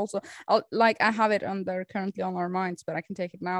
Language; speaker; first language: English; non-native, fluent; Norwegian